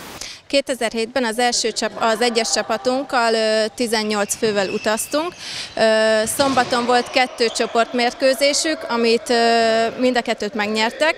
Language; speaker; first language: Hungarian; native; Hungarian